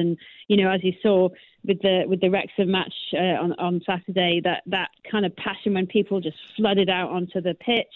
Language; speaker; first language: English; native; English